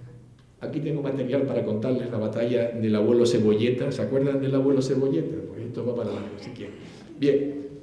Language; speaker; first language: Spanish; native; Spanish